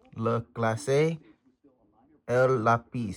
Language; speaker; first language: Spanish; non-native, learner; English